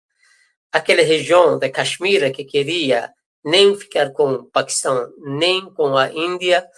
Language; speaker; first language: Portuguese; non-native, fluent; Persian